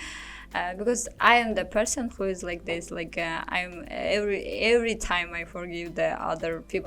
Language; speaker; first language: English; non-native, learner; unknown